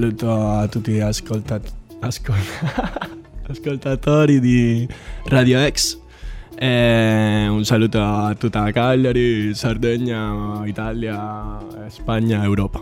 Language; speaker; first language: Italian; non-native, learner; Spanish